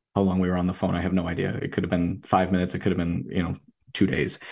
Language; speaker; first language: English; native; English